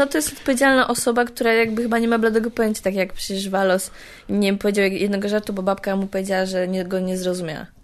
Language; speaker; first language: Polish; native; Polish